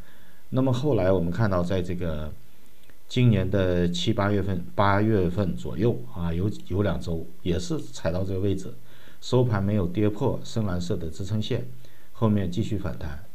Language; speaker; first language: Chinese; native; Chinese